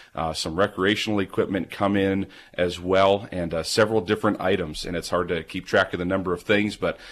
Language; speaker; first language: English; native; English